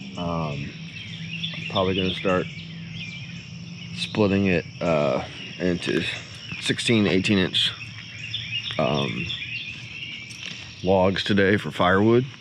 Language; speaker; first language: English; native; English